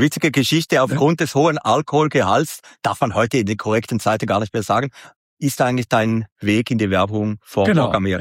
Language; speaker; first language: German; native; German